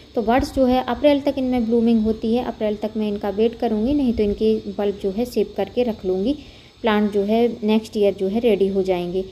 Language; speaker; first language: Hindi; non-native, local second language; Gujarati